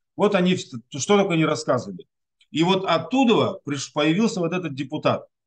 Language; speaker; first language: Russian; non-native, local second language; Tatar